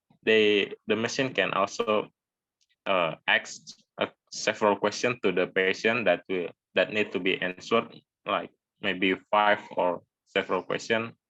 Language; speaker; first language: English; non-native, learner; Indonesian